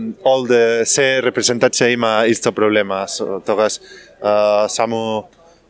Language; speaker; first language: Macedonian; non-native, learner; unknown